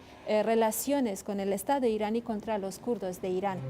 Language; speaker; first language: Spanish; non-native, fluent; Kurdish